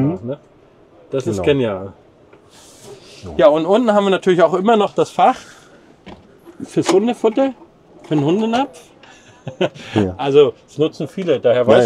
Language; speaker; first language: German; native; German